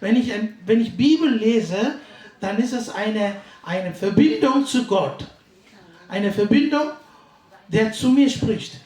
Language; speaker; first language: German; non-native, fluent; Tamil